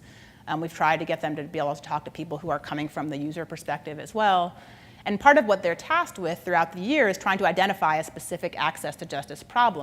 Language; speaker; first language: English; native; English